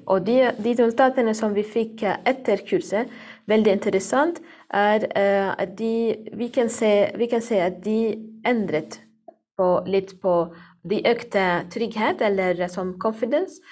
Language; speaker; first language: Norwegian; non-native, learner; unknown